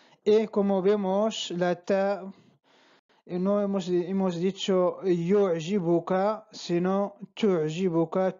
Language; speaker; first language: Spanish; non-native, fluent; Arabic